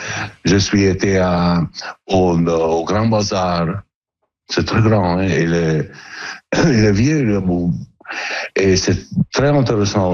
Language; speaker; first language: French; non-native, learner; Italian